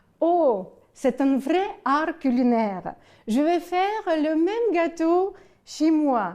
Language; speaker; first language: French; non-native, fluent; Ukrainian